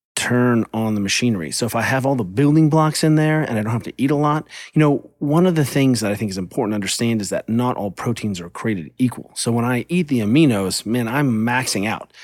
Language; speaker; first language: English; early bilingual, other home language; German